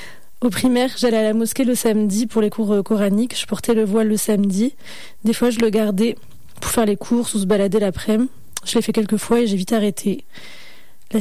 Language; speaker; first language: French; non-native, local second language; Arabic